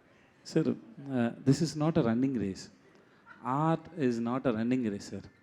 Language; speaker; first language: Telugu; non-native, learner; Tamil